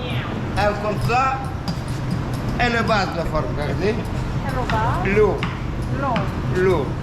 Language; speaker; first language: French; non-native, learner; Arabic